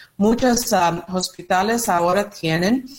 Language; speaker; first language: Spanish; non-native, learner; English